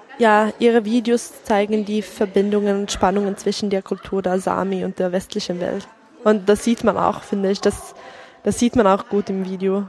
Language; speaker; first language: German; non-native, fluent; Swedish